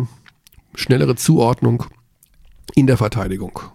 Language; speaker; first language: German; native; German